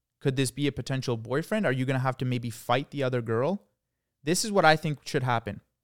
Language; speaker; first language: English; early bilingual, other home language; Croatian